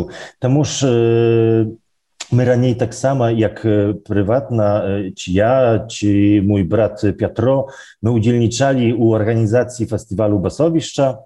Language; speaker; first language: Belarusian; non-native, local second language; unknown